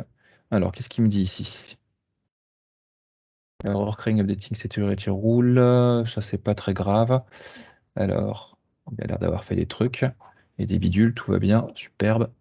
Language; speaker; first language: French; native; French